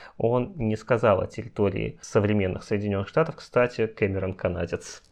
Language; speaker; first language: Russian; native; Russian